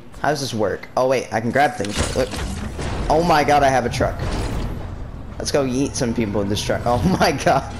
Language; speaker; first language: English; native; English